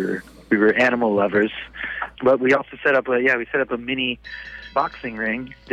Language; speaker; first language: English; native; English